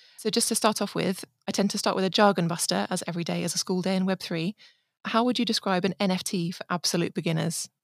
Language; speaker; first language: English; native; English